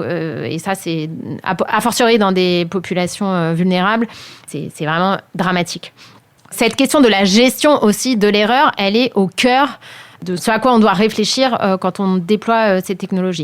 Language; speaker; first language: French; native; French